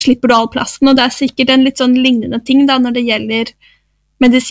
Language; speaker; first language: Norwegian; native; Norwegian